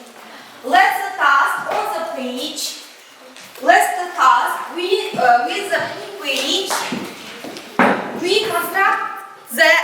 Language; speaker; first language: English; non-native, learner; Kazakh